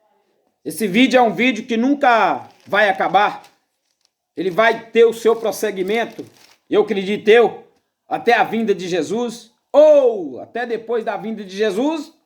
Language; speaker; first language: Portuguese; native; Portuguese